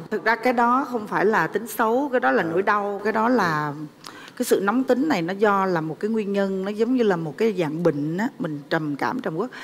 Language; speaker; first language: Vietnamese; native; Vietnamese